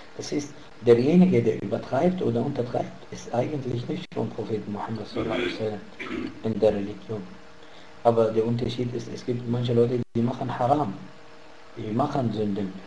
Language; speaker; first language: German; non-native, fluent; Arabic